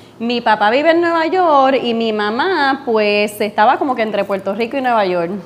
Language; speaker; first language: Spanish; native; Spanish